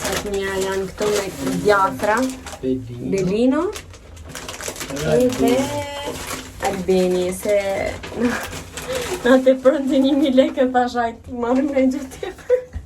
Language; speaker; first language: Albanian; early bilingual, heritage; Albanian